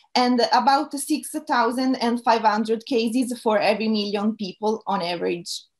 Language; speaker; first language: English; non-native, fluent; Italian